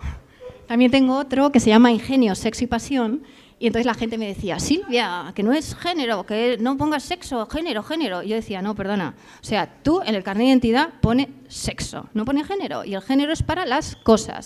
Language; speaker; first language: Spanish; native; Spanish